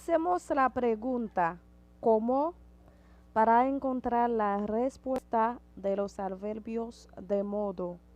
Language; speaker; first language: Spanish; non-native, fluent; Haitian Creole